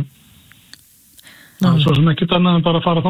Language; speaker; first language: Icelandic; native; Icelandic